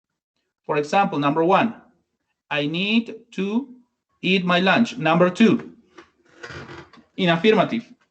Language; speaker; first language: English; non-native, learner; Spanish